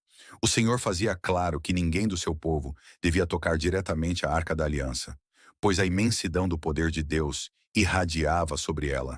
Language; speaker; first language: Portuguese; native; Portuguese